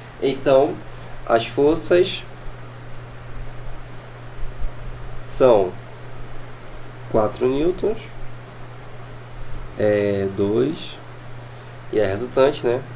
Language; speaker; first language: Portuguese; native; Portuguese